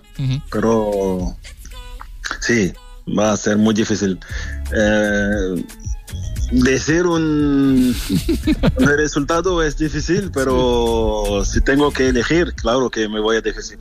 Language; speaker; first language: Spanish; non-native, fluent; French